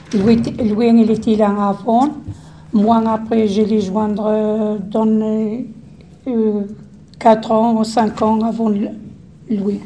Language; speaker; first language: French; non-native, learner; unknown